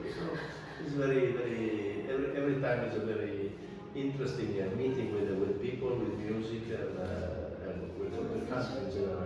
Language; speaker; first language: English; non-native, fluent; Italian